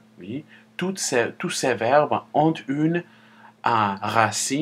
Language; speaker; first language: French; non-native, fluent; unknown